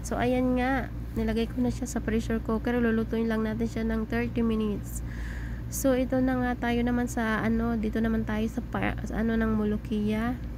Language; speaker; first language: Filipino; native; Filipino